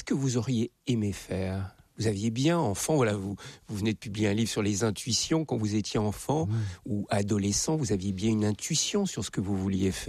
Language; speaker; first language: French; native; French